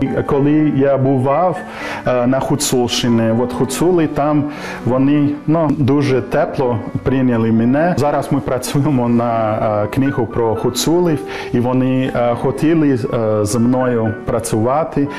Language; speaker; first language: Ukrainian; non-native, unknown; English